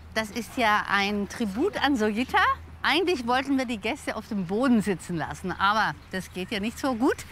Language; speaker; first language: German; native; German